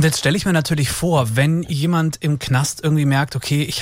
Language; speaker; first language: German; native; German